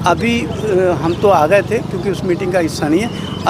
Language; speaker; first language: Hindi; non-native, local second language; Punjabi